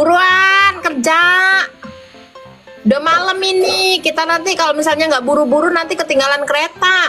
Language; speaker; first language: Indonesian; native; Indonesian